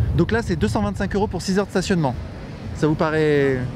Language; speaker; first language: French; native; French